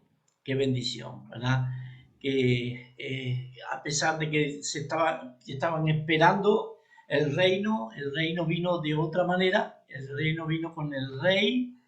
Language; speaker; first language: Spanish; native; Spanish